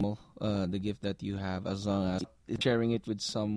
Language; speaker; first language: English; non-native, local second language; Filipino